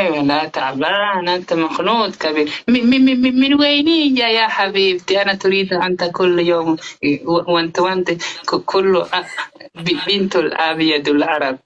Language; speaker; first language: Arabic; non-native, learner; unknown